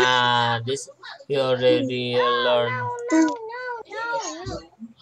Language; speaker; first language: English; non-native, learner; Indonesian